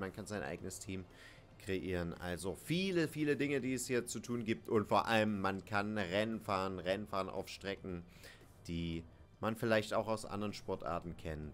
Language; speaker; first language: German; native; German